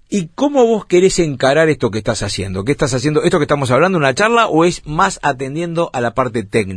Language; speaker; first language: Spanish; native; Spanish